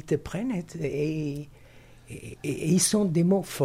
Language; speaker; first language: French; non-native, fluent; Italian